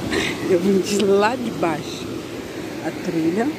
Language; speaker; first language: Portuguese; native; Portuguese